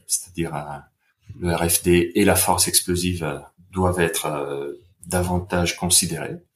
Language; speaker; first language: French; non-native, fluent; Italian